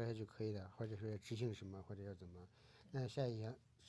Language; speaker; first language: Chinese; native; Chinese